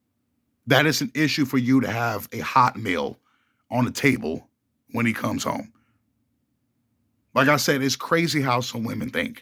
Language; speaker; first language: English; native; English